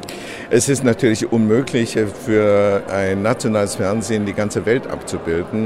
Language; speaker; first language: German; non-native, fluent; Chinese